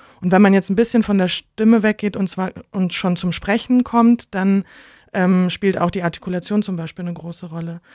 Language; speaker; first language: German; native; German